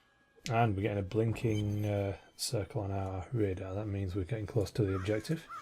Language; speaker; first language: English; native; English